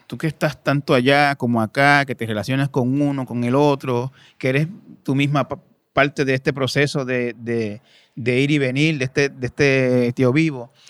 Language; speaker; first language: Spanish; native; Spanish